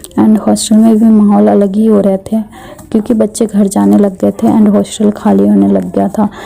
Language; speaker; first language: Hindi; native; Hindi